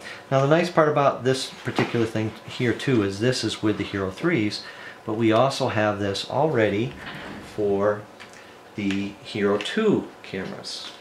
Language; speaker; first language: English; native; English